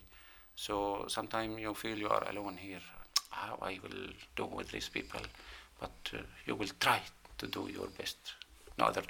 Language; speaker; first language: English; non-native, learner; Arabic